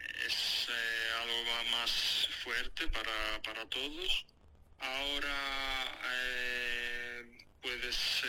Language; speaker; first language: Spanish; non-native, fluent; Greek